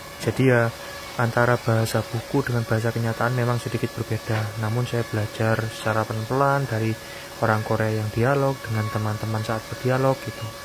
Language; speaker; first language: Indonesian; native; Indonesian